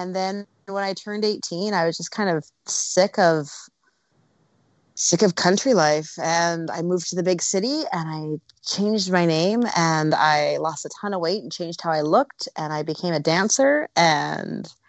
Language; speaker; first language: English; native; English